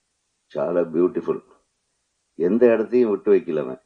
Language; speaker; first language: Tamil; native; Tamil